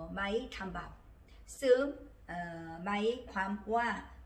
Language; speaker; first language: Thai; non-native, learner; Korean